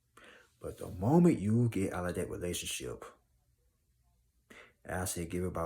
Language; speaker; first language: English; native; English